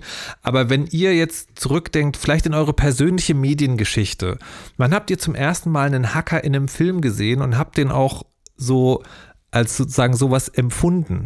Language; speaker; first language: German; native; German